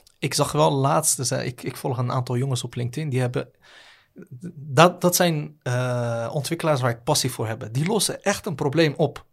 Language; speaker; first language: Dutch; native; Dutch